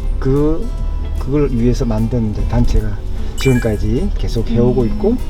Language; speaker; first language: Korean; native; Korean